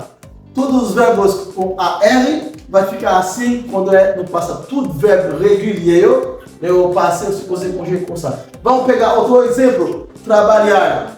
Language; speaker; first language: Portuguese; non-native, fluent; Haitian Creole